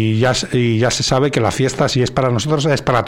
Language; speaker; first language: Spanish; native; Spanish